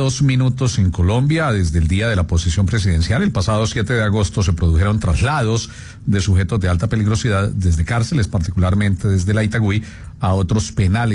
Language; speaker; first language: Spanish; native; Spanish